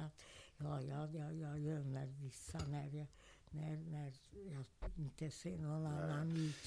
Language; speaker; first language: Swedish; non-native, fluent; Hungarian